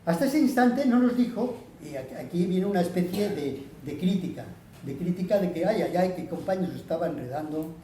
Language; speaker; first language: Spanish; non-native, local second language; Catalan